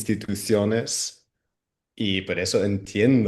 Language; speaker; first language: Spanish; non-native, fluent; Dutch